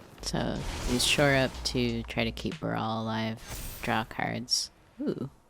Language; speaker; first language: English; native; English